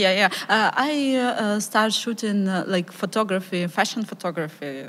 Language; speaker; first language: English; non-native, learner; Ukrainian